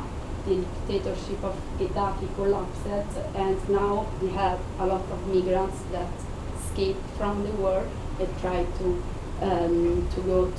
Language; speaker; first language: English; non-native, fluent; Italian